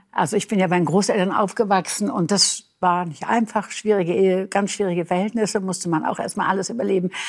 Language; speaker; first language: German; native; German